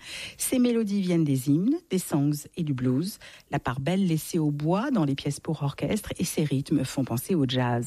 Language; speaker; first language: French; native; French